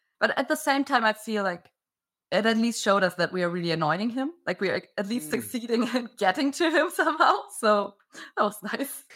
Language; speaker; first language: English; non-native, fluent; German